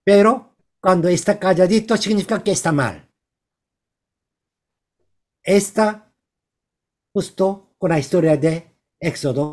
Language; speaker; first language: Spanish; non-native, learner; Korean